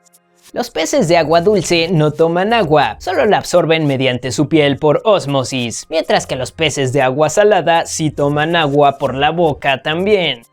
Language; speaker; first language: Spanish; native; Spanish